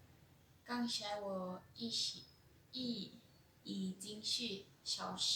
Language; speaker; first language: Chinese; non-native, learner; Lao